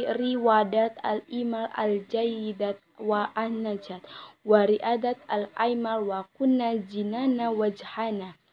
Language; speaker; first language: Arabic; non-native, learner; Indonesian